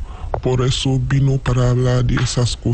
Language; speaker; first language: Spanish; non-native, learner; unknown